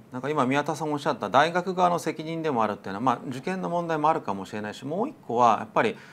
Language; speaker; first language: Japanese; native; Japanese